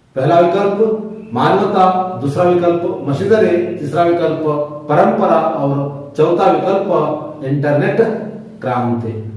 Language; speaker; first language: Hindi; non-native, local second language; Kannada